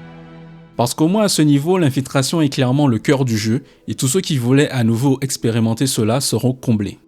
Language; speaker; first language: French; native; French